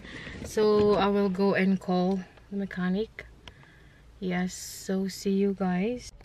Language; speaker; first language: English; non-native, local second language; Filipino